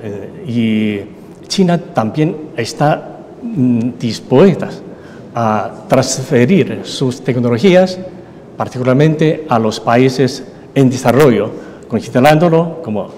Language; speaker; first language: Spanish; non-native, fluent; Chinese